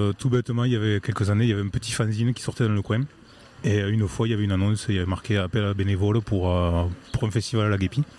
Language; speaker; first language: French; native; French